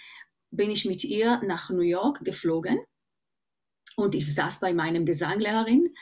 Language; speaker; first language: German; non-native, fluent; Hebrew